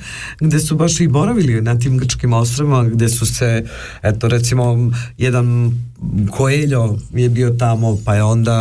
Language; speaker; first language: Serbian; native; Serbian